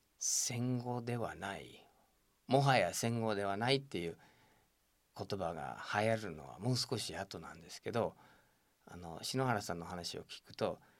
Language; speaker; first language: Japanese; non-native, fluent; English